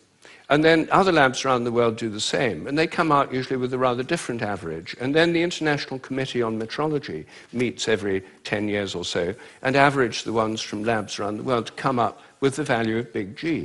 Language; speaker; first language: English; native; English